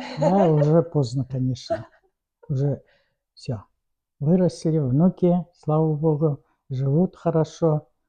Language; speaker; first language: Russian; non-native, local second language; Tatar